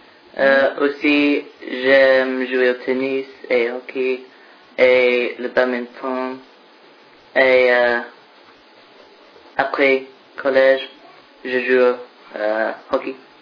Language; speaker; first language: French; non-native, learner; English